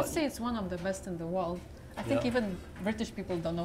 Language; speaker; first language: English; non-native, fluent; Lithuanian